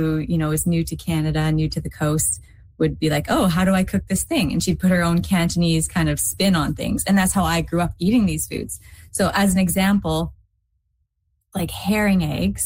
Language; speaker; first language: English; native; English